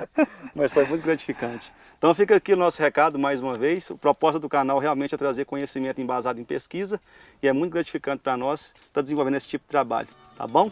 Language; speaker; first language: Portuguese; native; Portuguese